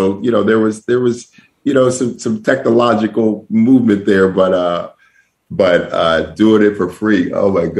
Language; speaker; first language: English; native; English